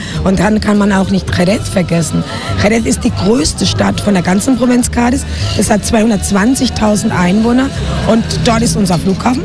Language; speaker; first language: German; non-native, fluent; Spanish